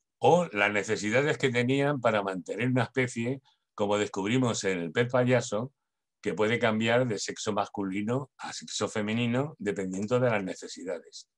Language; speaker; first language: Spanish; native; Spanish